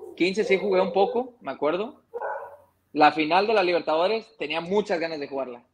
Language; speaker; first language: Spanish; early bilingual, heritage; Spanish